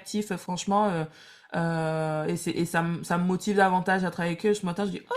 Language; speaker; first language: French; native; French